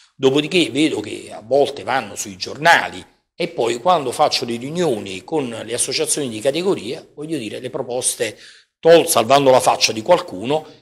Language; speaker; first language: Italian; native; Italian